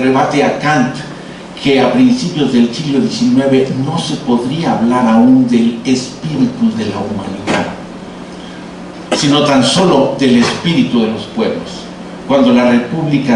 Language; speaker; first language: Spanish; native; Spanish